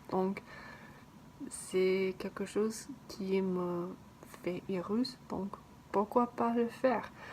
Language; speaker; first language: French; non-native, learner; English